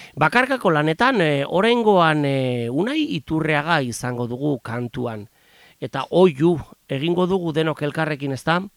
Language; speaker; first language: Basque; native; Basque